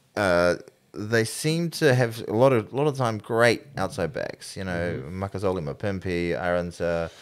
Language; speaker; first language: English; native; English